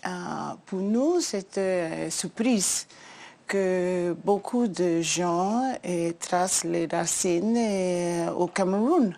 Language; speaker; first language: French; non-native, learner; English